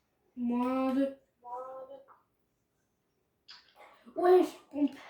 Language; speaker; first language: French; native; French